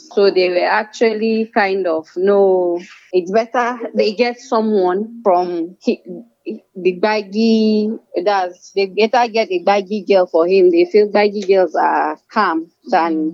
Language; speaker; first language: English; non-native, local second language; Hausa